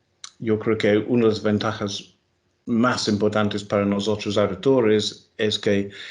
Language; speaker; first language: Spanish; non-native, fluent; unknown